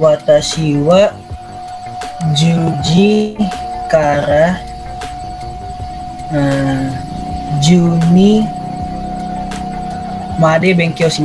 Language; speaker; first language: Japanese; non-native, learner; Indonesian